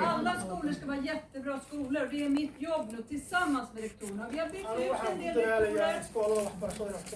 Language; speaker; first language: Swedish; native; Swedish